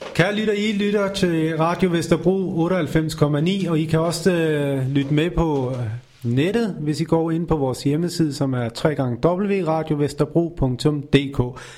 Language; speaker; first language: Danish; non-native, fluent; Urdu